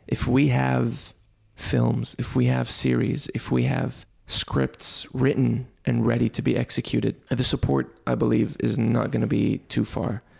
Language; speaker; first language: English; early bilingual, other home language; Arabic